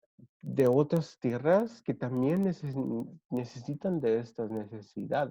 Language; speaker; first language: Spanish; early bilingual, other home language; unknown